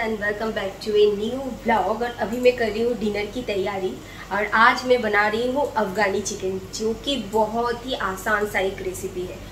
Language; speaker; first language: Hindi; non-native, local second language; Bangla